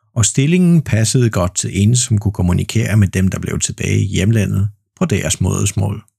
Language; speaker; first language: Danish; non-native, fluent; Polish